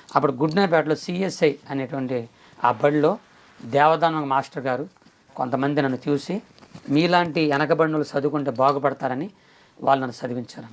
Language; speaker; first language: Telugu; non-native, local second language; Koya